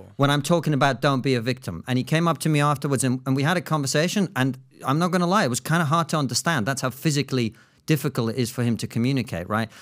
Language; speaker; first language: English; non-native, fluent; Russian